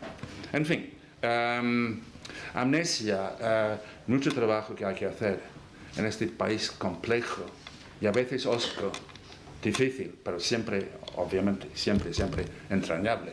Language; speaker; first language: Spanish; non-native, fluent; English